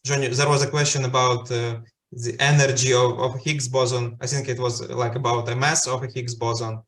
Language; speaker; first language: English; non-native, fluent; Ukrainian